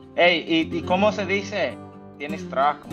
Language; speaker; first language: Spanish; non-native, learner; English